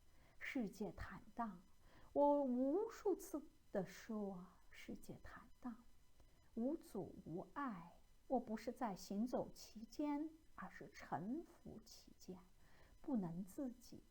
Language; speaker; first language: Chinese; native; Chinese